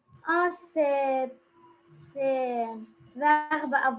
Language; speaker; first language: French; non-native, learner; Arabic